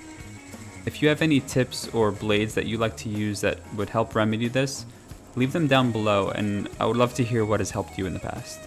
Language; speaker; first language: English; native; English